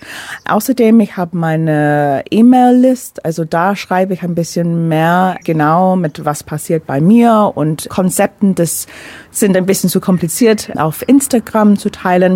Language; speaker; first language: German; non-native, fluent; English